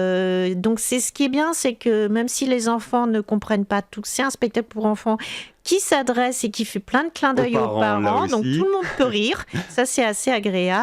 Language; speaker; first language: French; native; French